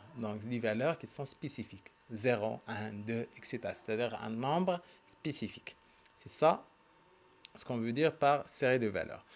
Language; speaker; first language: French; non-native, local second language; Arabic